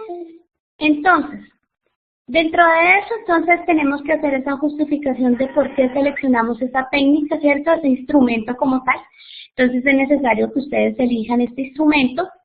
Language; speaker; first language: Spanish; native; Spanish